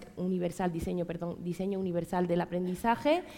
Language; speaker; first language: Spanish; native; Spanish